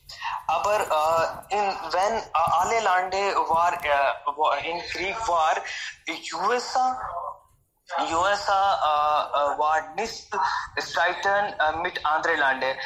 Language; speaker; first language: German; non-native, learner; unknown